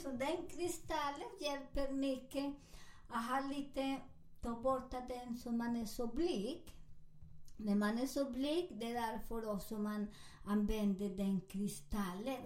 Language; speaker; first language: Swedish; non-native, learner; Spanish